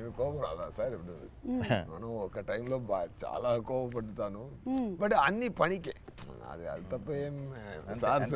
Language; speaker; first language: Telugu; non-native, learner; Tamil